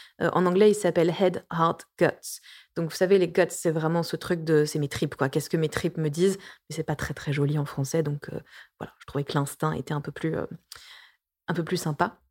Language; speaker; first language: French; native; French